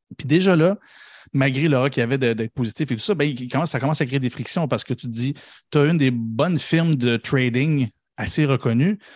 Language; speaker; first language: French; native; French